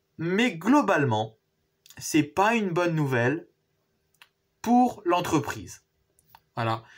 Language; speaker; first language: French; native; French